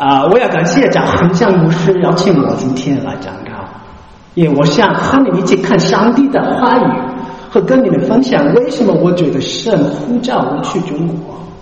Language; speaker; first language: Chinese; non-native, learner; English